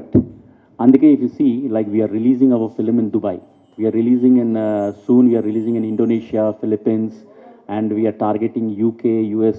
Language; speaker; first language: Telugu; early bilingual, heritage; English